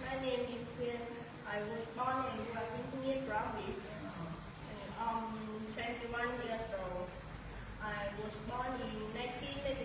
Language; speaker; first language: English; non-native, learner; Vietnamese